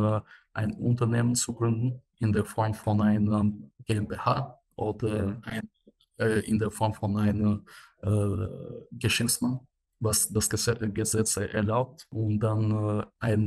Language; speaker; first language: German; non-native, fluent; Albanian